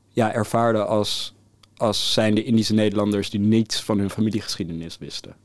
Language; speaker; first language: Dutch; native; Dutch